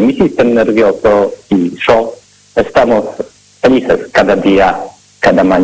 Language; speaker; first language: Spanish; non-native, learner; Polish